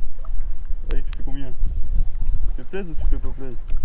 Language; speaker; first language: French; native; French